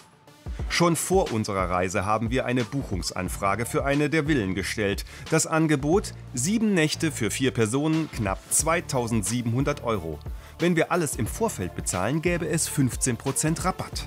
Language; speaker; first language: German; native; German